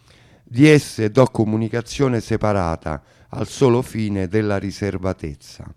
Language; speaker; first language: Italian; native; Italian